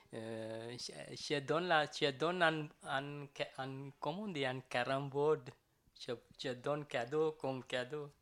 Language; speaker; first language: French; non-native, learner; Tamil